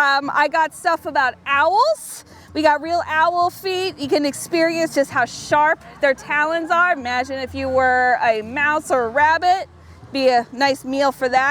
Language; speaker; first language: English; native; English